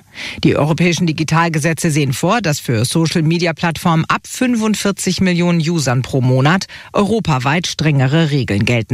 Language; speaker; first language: German; native; German